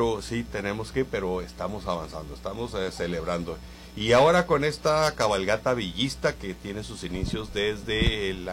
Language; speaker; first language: Spanish; native; Spanish